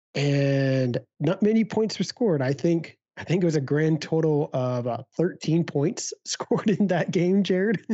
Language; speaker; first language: English; native; English